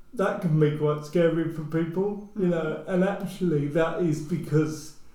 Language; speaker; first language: English; native; English